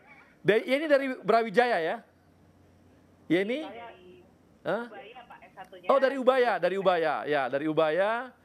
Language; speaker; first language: Indonesian; native; Indonesian